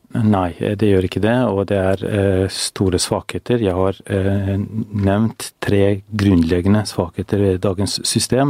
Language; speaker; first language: Norwegian; non-native, fluent; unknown